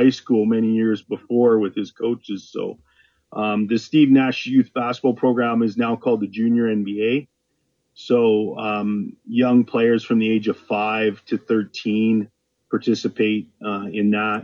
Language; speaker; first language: English; native; English